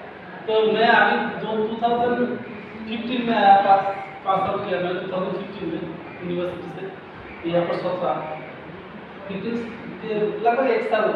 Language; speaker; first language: Hindi; non-native, local second language; Bangla